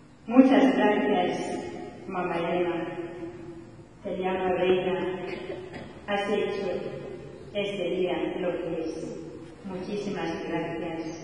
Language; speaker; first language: Spanish; non-native, fluent; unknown